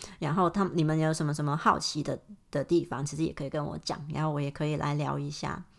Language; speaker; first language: Chinese; non-native, fluent; Cantonese